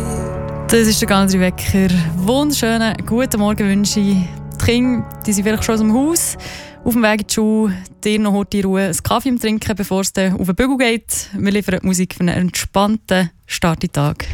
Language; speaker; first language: German; native; German